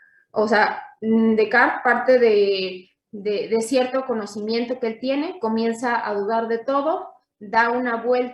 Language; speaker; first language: Spanish; native; Spanish